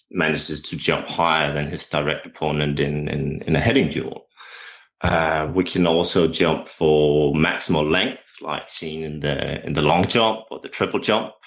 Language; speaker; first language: English; non-native, fluent; Danish